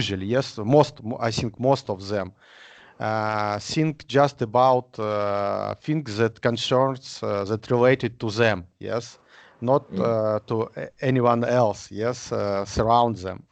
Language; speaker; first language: English; non-native, learner; Russian